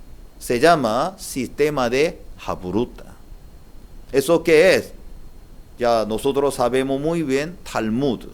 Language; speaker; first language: Spanish; non-native, learner; Korean